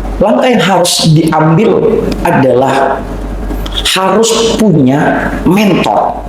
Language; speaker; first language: Indonesian; non-native, local second language; Nias